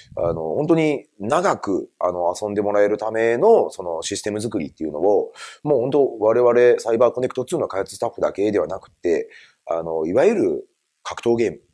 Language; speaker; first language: Japanese; native; Japanese